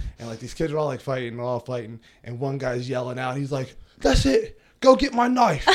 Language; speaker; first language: English; native; English